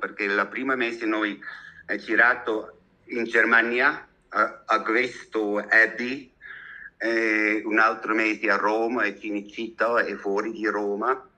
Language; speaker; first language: Italian; non-native, learner; German